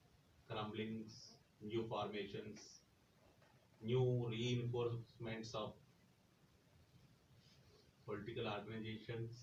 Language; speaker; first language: English; non-native, local second language; Telugu